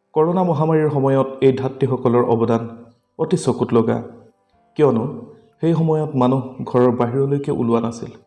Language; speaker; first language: Assamese; native; Assamese